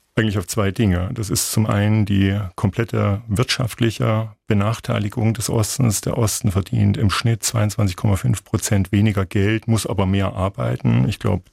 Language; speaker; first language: German; native; German